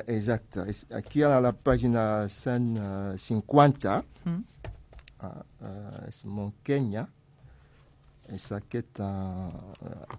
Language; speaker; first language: Catalan; non-native, fluent; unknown